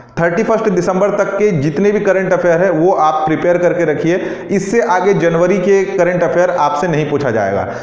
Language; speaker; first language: Hindi; native; Hindi